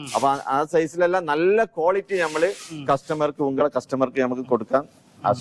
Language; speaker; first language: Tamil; non-native, learner; Malayalam